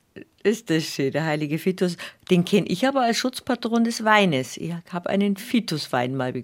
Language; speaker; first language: German; native; German